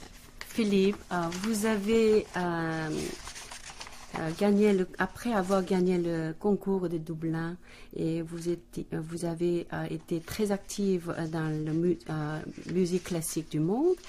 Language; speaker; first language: French; non-native, fluent; Korean